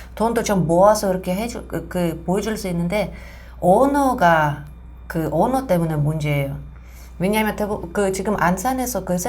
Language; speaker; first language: Korean; non-native, fluent; Russian